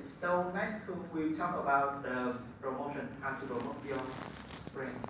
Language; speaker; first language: English; non-native, learner; Vietnamese